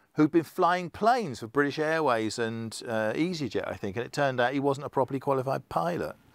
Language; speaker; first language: English; native; English